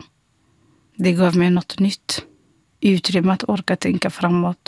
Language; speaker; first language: Swedish; non-native, fluent; Somali